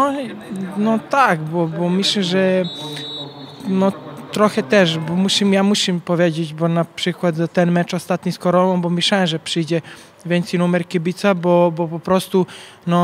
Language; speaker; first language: Polish; non-native, learner; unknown